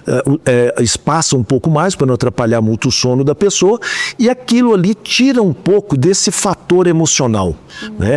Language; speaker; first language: Portuguese; native; Portuguese